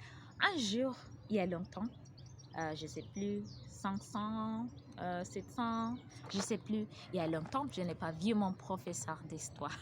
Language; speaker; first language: French; non-native, learner; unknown